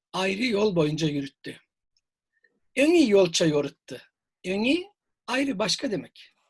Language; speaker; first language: Turkish; native; Turkish